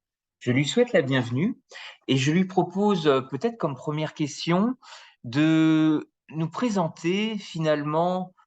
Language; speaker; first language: French; native; French